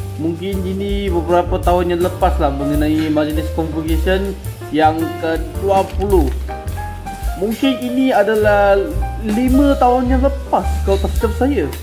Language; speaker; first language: Malay; non-native, local second language; Chinese